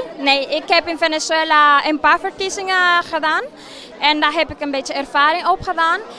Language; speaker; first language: Dutch; non-native, fluent; Spanish